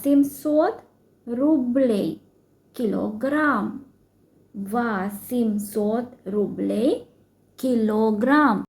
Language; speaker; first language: Russian; non-native, fluent; Sinhala